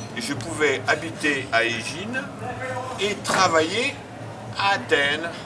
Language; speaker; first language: French; native; French